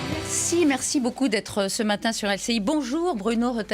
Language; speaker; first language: French; native; French